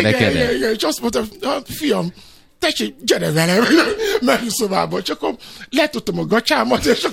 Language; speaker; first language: Hungarian; non-native, fluent; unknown